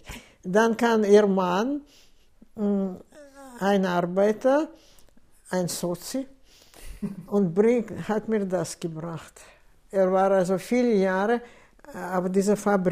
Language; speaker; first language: German; non-native, fluent; Russian